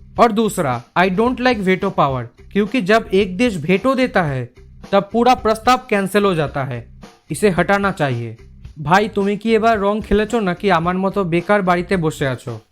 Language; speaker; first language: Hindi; non-native, local second language; Bangla